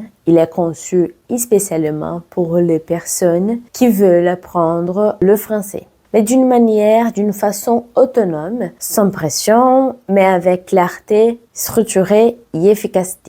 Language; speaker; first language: French; non-native, fluent; Portuguese